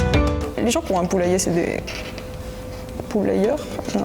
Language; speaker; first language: French; native; French